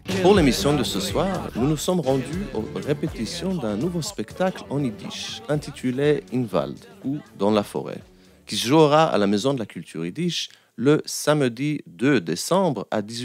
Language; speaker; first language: French; native; French